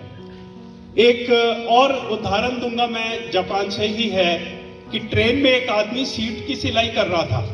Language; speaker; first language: Hindi; native; Hindi